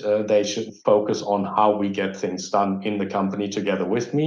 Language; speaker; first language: English; non-native, fluent; German